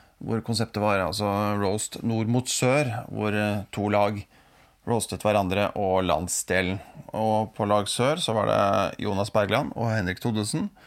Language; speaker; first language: Norwegian; native; Norwegian